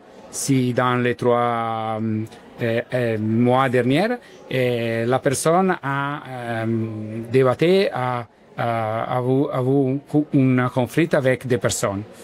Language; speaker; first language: French; non-native, learner; Italian